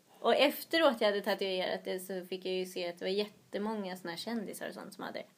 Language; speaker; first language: Swedish; native; Swedish